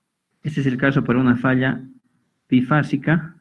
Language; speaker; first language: Spanish; native; Spanish